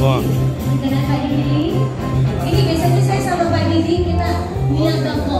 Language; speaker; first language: Indonesian; native; Indonesian